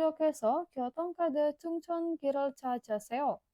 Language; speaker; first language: Korean; non-native, learner; Indonesian